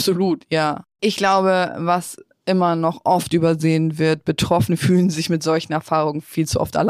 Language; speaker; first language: German; native; German